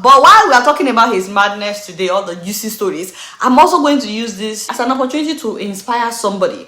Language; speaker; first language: English; non-native, local second language; Yoruba